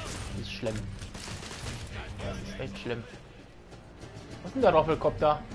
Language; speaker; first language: German; native; German